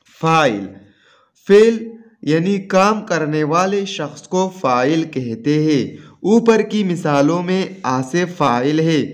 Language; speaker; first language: Urdu; non-native, local second language; Pashto